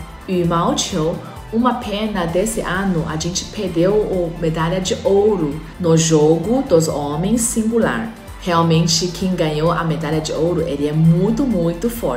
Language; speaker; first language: Portuguese; non-native, fluent; Chinese